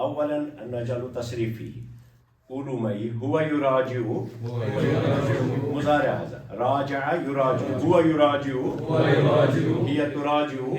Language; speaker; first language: Arabic; non-native, fluent; Urdu